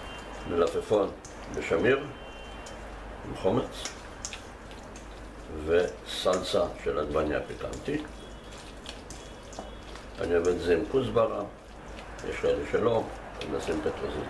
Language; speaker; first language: Hebrew; native; Hebrew